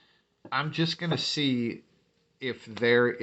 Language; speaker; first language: English; native; English